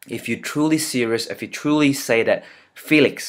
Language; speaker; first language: English; non-native, fluent; Indonesian